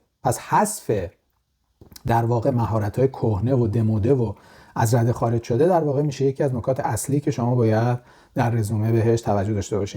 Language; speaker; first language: Persian; native; Persian